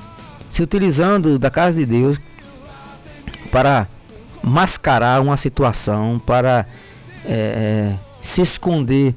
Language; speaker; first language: Portuguese; native; Portuguese